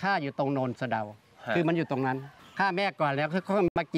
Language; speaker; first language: Thai; native; Thai